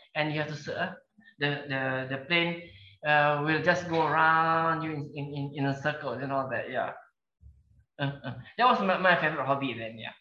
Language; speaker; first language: English; non-native, local second language; Malay